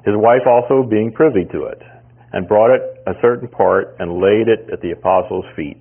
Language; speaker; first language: English; native; English